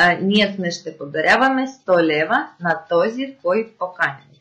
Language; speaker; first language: Bulgarian; non-native, fluent; Russian